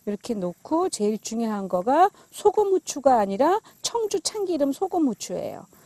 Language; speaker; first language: Korean; native; Korean